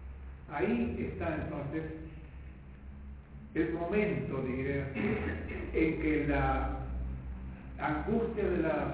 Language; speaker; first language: Spanish; native; Spanish